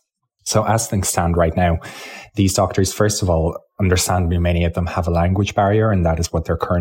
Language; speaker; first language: English; non-native, local second language; Lithuanian